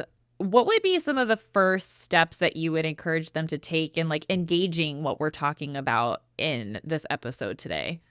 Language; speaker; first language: English; native; English